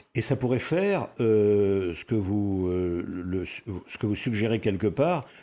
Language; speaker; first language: French; non-native, local second language; Arabic